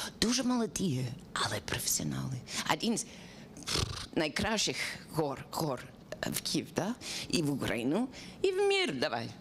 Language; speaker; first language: Ukrainian; non-native, learner; English